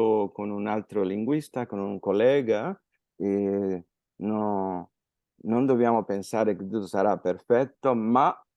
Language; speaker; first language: Italian; non-native, fluent; Spanish